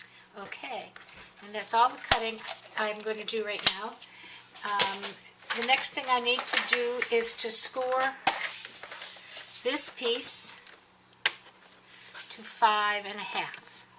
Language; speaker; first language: English; native; English